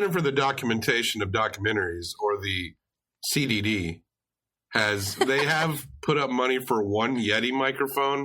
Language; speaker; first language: English; native; English